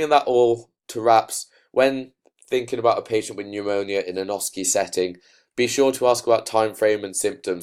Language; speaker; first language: English; native; English